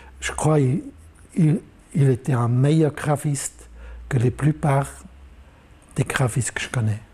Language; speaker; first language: French; non-native, local second language; German